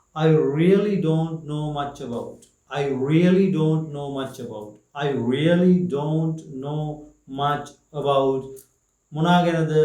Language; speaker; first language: English; non-native, local second language; Sinhala